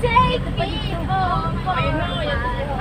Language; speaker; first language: English; non-native, local second language; Filipino